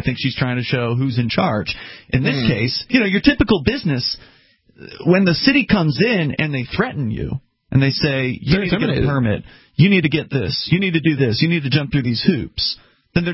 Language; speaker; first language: English; native; English